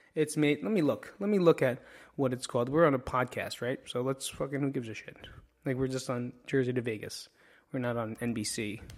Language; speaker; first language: English; early bilingual, other home language; Filipino